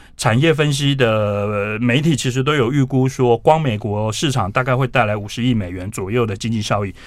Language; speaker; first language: Chinese; native; Chinese